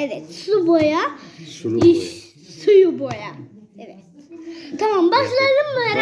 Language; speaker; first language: Turkish; early bilingual, heritage; Turkish